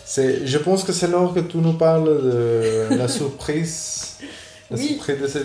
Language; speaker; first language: French; non-native, fluent; Spanish